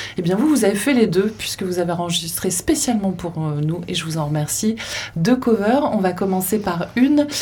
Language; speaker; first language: French; native; French